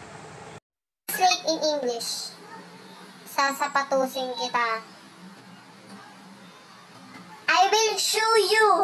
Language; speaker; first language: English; non-native, learner; Filipino